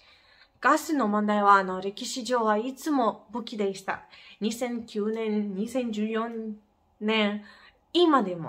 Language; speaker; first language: Japanese; non-native, fluent; Ukrainian